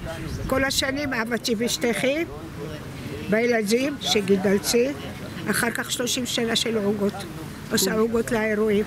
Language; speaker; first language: Hebrew; non-native, fluent; Arabic